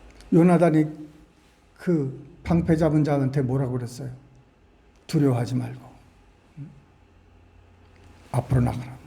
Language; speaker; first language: Korean; native; Korean